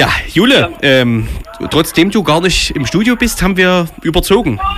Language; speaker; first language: German; native; German